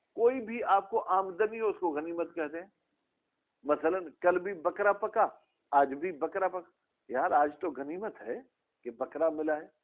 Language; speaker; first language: Urdu; non-native, local second language; Sindhi